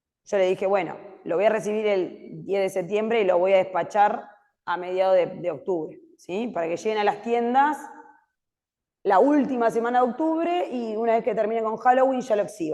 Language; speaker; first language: Spanish; native; Spanish